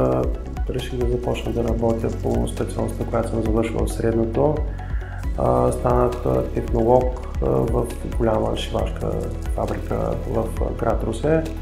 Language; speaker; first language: Bulgarian; native; Bulgarian